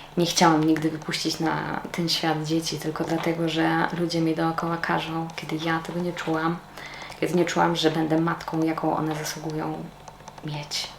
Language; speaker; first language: Polish; native; Polish